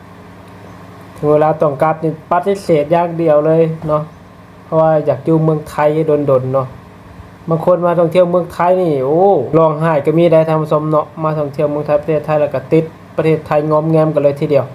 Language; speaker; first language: Thai; non-native, local second language; Lao